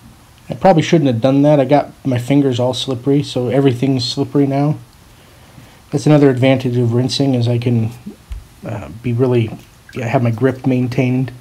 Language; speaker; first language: English; native; English